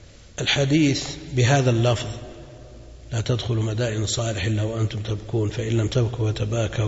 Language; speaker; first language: Arabic; native; Arabic